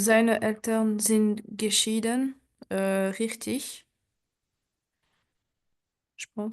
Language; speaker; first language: German; non-native, learner; French